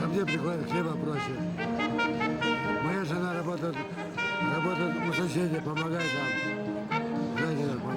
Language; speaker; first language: Russian; non-native, local second language; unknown